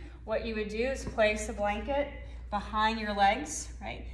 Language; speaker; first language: English; native; English